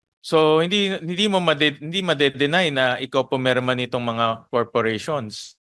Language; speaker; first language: Filipino; native; Filipino